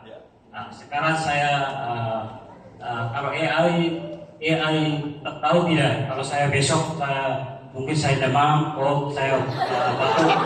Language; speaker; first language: Indonesian; non-native, learner; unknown